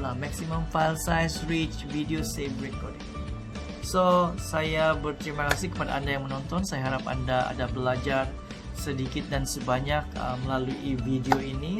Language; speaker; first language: Malay; early bilingual, other home language; Cebuano